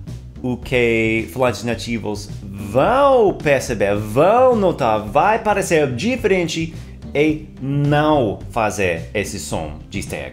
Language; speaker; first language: Portuguese; non-native, fluent; English